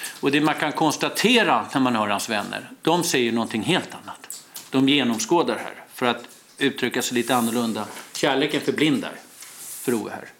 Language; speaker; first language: Swedish; native; Swedish